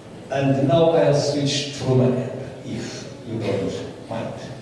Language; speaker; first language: English; non-native, fluent; Romanian